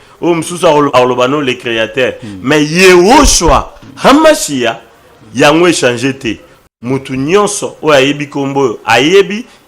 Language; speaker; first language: Lingala; non-native, local second language; Luba-Lulua